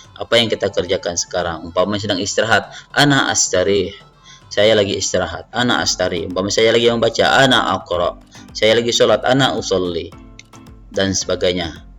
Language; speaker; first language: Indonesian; native; Indonesian